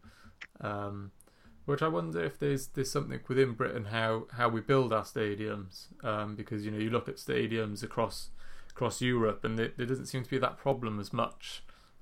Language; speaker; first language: English; native; English